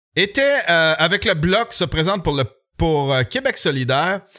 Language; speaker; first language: French; native; French